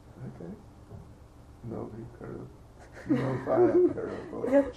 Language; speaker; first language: Russian; non-native, learner; English